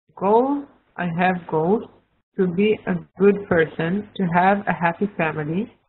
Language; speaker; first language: English; non-native, learner; Hebrew